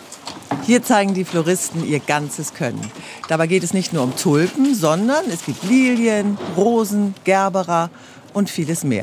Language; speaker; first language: German; native; German